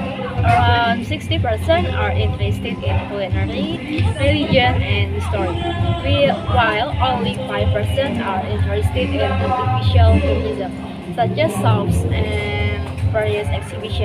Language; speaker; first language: English; non-native, learner; Indonesian